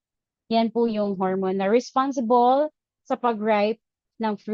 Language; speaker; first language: Filipino; native; Filipino